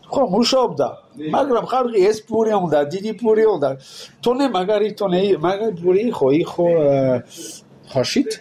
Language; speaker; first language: Georgian; non-native, learner; French